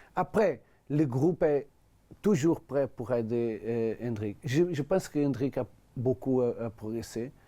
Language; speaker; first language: French; non-native, learner; Portuguese